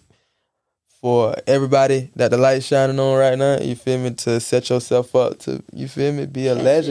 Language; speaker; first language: English; native; English